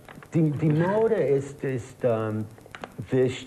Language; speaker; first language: German; non-native, learner; English